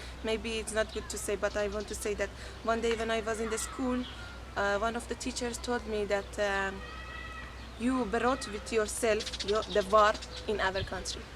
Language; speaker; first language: English; non-native, fluent; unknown